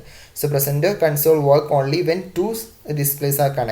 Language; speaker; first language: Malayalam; native; Malayalam